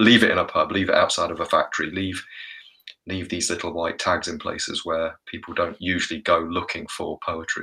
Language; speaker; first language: English; native; English